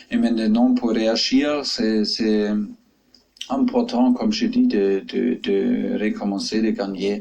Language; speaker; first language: French; non-native, fluent; German